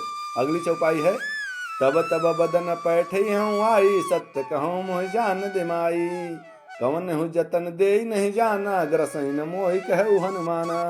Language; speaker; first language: Hindi; native; Hindi